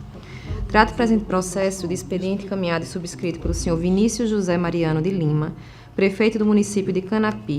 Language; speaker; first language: Portuguese; native; Portuguese